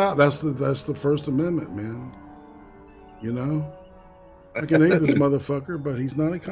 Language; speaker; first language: English; native; English